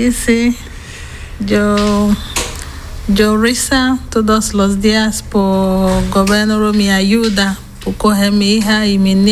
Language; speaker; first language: Spanish; non-native, learner; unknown